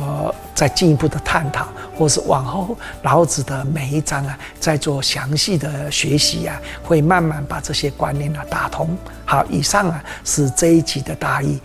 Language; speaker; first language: Chinese; native; Chinese